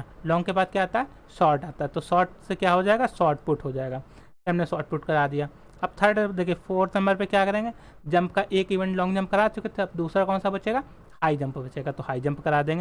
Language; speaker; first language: Hindi; native; Hindi